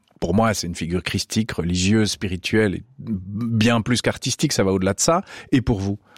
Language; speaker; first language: French; native; French